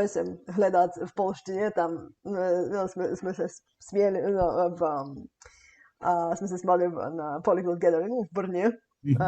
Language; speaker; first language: Czech; non-native, fluent; Bulgarian